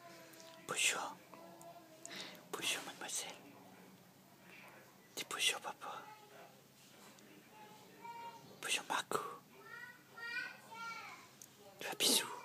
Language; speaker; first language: French; native; French